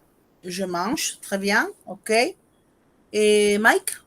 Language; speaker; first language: French; non-native, fluent; Spanish